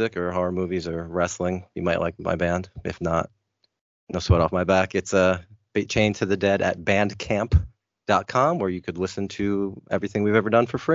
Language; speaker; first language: English; native; English